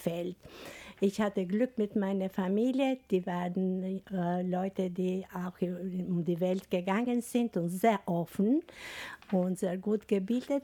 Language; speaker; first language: German; non-native, fluent; Albanian